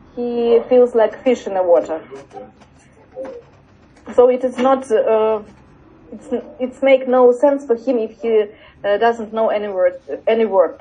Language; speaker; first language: English; non-native, learner; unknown